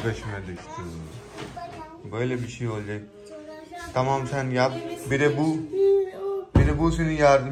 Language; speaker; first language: Turkish; non-native, learner; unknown